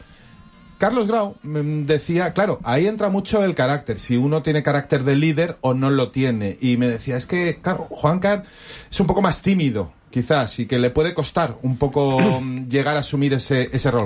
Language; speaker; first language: Spanish; native; Spanish